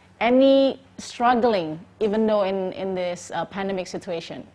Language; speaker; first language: English; non-native, fluent; Indonesian